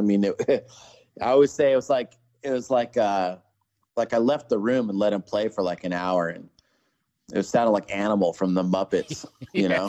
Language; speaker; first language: English; native; English